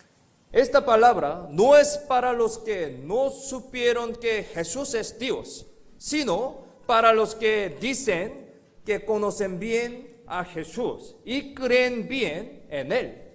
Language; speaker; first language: Spanish; non-native, fluent; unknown